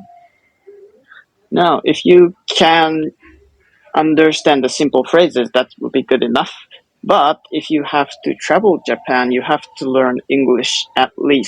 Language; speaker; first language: English; non-native, fluent; Japanese